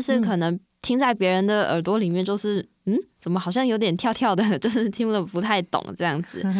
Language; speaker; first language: Chinese; native; Chinese